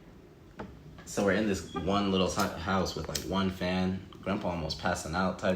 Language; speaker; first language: English; native; English